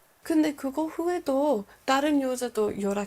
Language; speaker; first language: Korean; non-native, learner; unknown